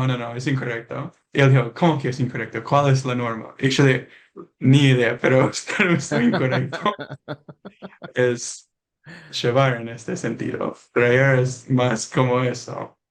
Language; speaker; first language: Spanish; non-native, learner; English